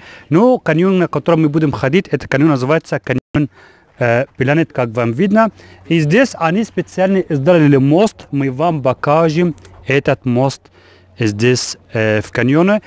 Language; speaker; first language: Russian; non-native, learner; Arabic